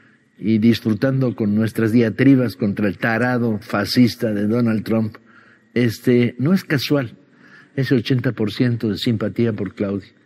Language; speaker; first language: Spanish; native; Spanish